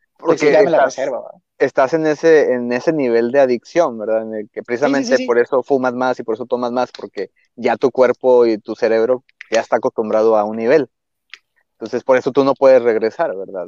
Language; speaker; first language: Spanish; native; Spanish